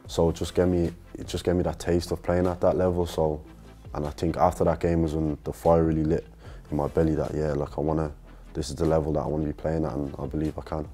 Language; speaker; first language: English; native; English